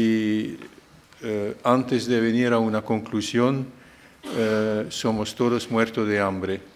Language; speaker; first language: Spanish; non-native, fluent; Dutch